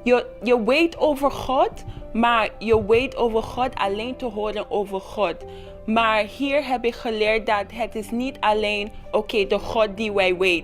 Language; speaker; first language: Dutch; non-native, local second language; Papiamento